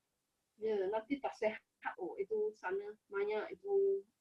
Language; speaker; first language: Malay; non-native, local second language; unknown